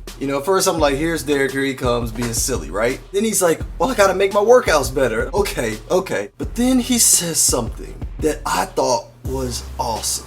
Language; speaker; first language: English; native; English